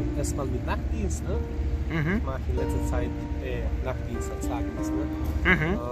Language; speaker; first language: German; non-native, fluent; Serbian